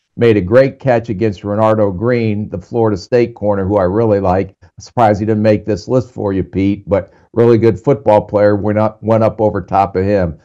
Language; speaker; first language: English; native; English